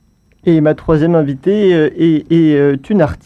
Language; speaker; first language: French; native; French